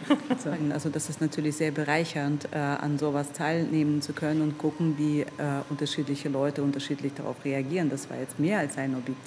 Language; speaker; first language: German; non-native, fluent; Russian